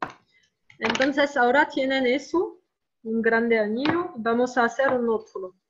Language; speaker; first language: Spanish; non-native, learner; French